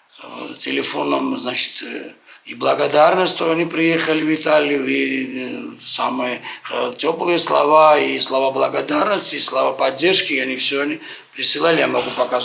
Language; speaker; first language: Russian; non-native, fluent; Georgian